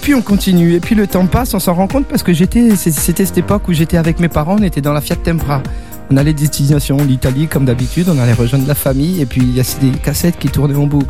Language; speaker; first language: French; native; French